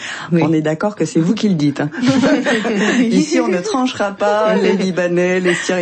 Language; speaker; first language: French; native; French